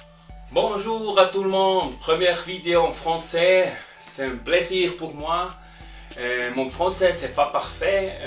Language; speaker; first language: French; non-native, local second language; German